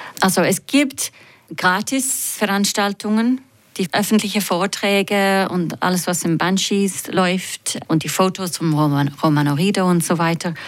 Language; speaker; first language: German; non-native, fluent; English